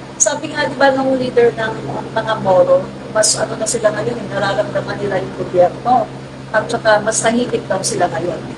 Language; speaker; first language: Filipino; non-native, local second language; Cebuano